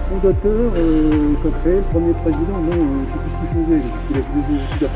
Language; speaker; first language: French; native; French